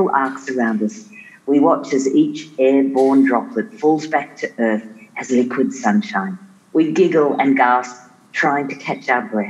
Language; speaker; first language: English; native; English